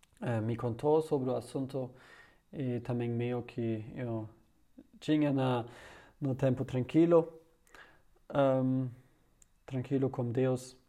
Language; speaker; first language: Portuguese; non-native, learner; German